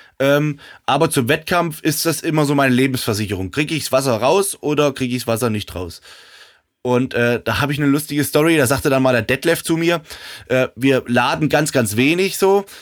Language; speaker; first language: German; native; German